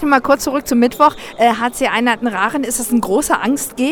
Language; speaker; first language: German; native; German